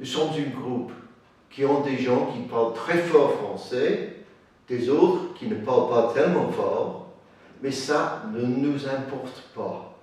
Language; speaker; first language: French; non-native, learner; English